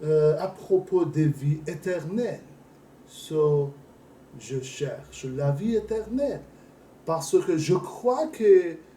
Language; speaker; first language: French; non-native, learner; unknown